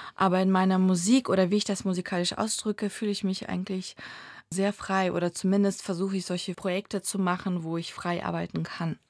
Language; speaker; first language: German; early bilingual, other home language; Russian